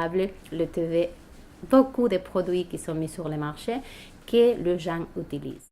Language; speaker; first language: French; non-native, fluent; Spanish